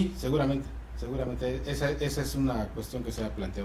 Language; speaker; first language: Spanish; native; Spanish